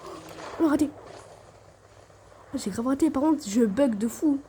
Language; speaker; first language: French; native; French